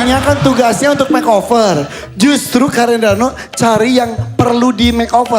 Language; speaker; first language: Indonesian; native; Indonesian